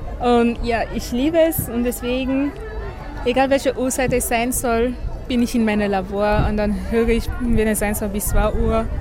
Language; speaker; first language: German; non-native, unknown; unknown